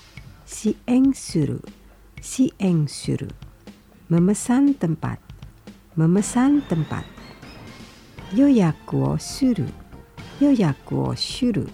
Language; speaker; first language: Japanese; non-native, fluent; Indonesian